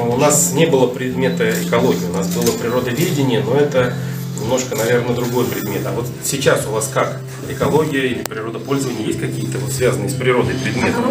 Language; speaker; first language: Russian; native; Russian